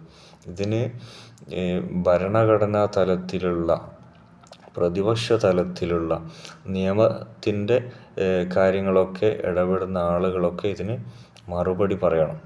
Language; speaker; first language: Malayalam; native; Malayalam